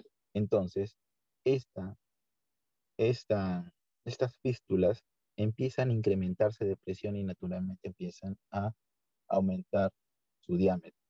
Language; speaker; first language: Spanish; native; Spanish